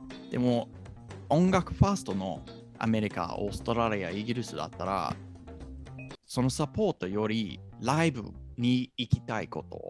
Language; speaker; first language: Japanese; non-native, fluent; English